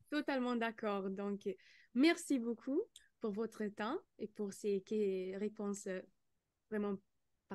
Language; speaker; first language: French; non-native, fluent; Italian